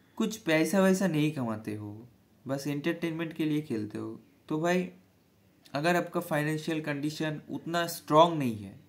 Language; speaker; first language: Hindi; non-native, local second language; Bangla